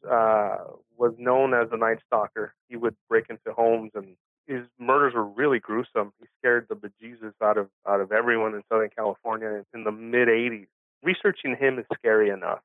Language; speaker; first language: English; early bilingual, other home language; Spanish